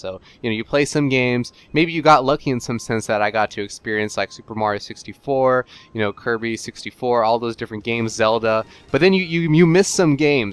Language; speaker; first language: English; native; English